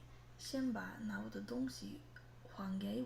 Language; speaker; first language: Chinese; non-native, learner; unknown